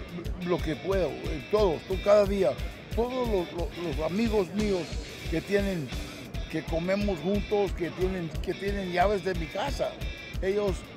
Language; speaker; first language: Spanish; early bilingual, heritage; English